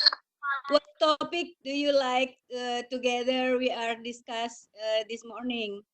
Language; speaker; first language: English; non-native, learner; Indonesian